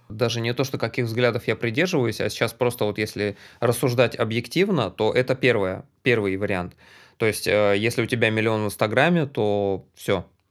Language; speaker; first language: Russian; native; Russian